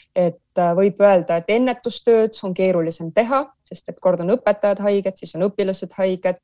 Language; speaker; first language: Estonian; native; Estonian